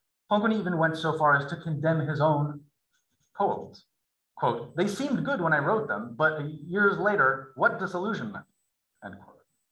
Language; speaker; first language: English; native; English